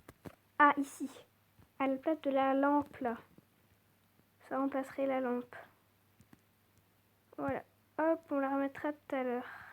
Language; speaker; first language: French; native; French